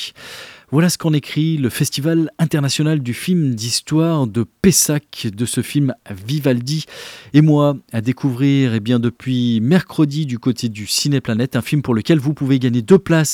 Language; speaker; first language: French; native; French